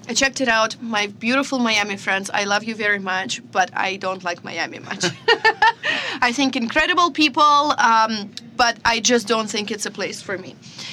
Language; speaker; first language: English; non-native, fluent; Russian